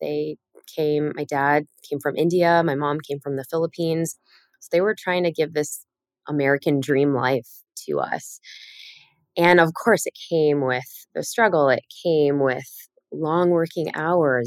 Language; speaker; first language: English; native; English